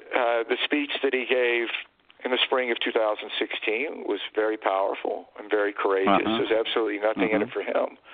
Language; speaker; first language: English; native; English